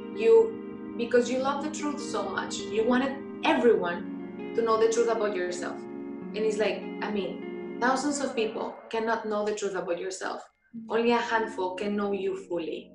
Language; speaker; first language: English; non-native, fluent; Spanish